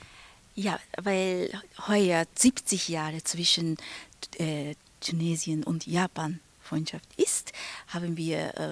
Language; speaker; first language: German; non-native, fluent; Japanese